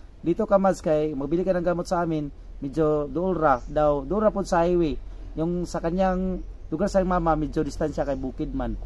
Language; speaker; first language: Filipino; non-native, local second language; Cebuano